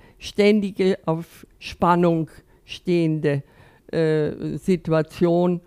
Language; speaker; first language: German; native; German